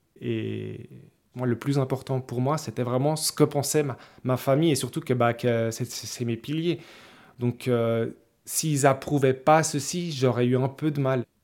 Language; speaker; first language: French; early bilingual, other home language; Spanish